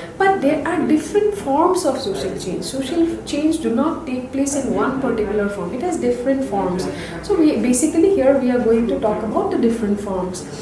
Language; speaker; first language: English; non-native, local second language; Assamese